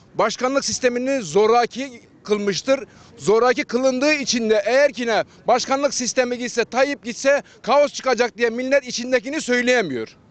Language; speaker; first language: Turkish; native; Turkish